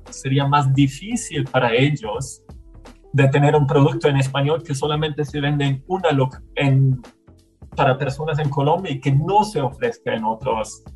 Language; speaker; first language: Spanish; non-native, fluent; German